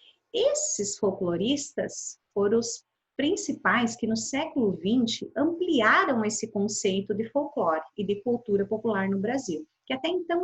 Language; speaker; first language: Portuguese; native; Portuguese